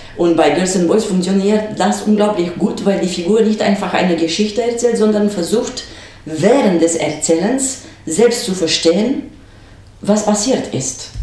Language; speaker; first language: German; non-native, fluent; Romanian